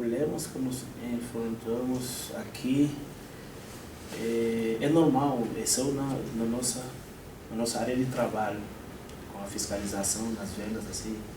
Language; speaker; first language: Portuguese; non-native, fluent; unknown